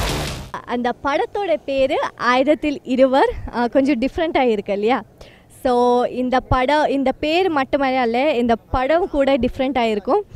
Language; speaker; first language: Tamil; non-native, learner; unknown